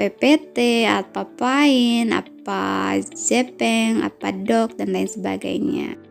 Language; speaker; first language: Indonesian; native; Indonesian